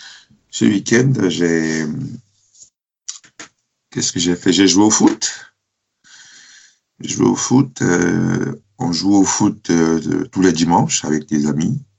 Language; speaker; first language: French; non-native, fluent; German